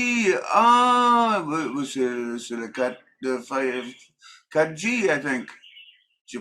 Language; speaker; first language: French; non-native, learner; English